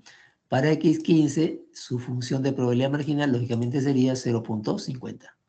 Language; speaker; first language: Spanish; native; Spanish